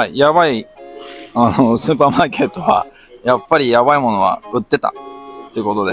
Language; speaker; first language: Japanese; native; Japanese